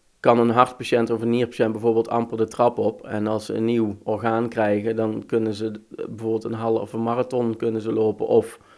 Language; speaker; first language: Dutch; native; Dutch